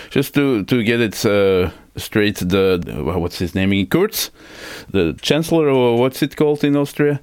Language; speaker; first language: English; non-native, fluent; Dutch